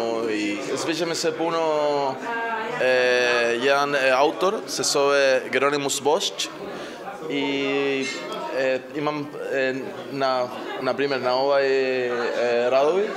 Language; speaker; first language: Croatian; non-native, learner; Spanish